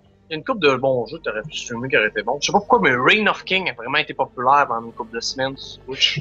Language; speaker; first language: French; native; French